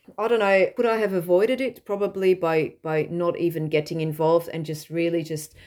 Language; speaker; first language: English; non-native, fluent; Dutch